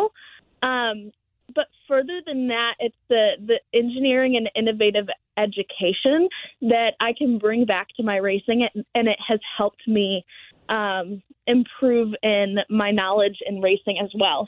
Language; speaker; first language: English; native; English